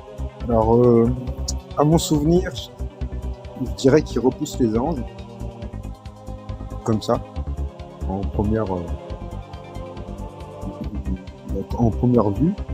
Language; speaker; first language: French; native; French